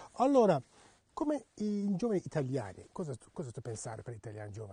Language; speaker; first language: Italian; non-native, learner; Turkish